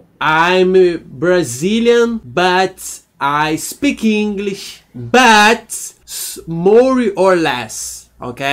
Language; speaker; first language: English; non-native, learner; Portuguese